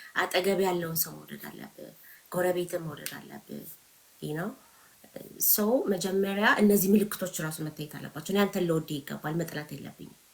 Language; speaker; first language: Amharic; native; Amharic